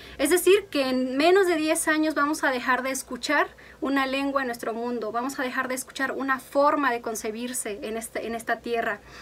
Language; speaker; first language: Spanish; non-native, local second language; Mixtepec Mixtec